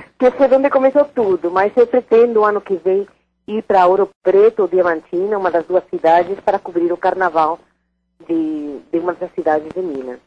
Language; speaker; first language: Portuguese; non-native, fluent; Spanish